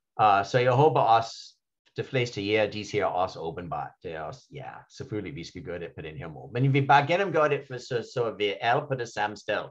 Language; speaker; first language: Danish; non-native, fluent; English